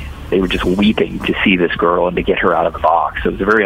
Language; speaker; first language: English; native; English